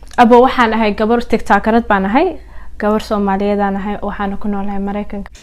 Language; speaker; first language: Somali; early bilingual, heritage; Somali